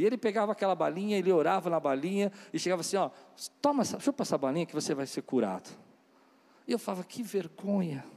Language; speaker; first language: Portuguese; native; Portuguese